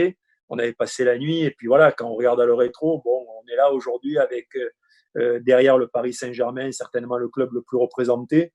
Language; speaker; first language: French; native; French